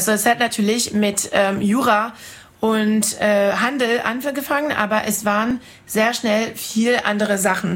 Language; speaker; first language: German; non-native, fluent; French